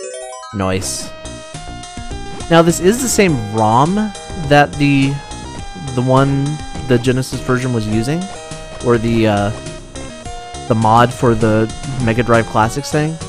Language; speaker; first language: English; native; English